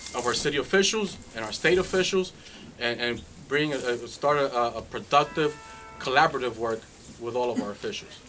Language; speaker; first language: English; early bilingual, other home language; Spanish